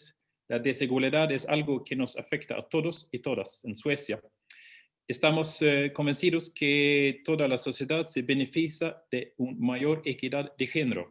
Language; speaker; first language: Spanish; non-native, fluent; Swedish